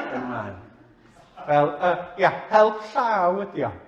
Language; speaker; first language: Welsh; native; Welsh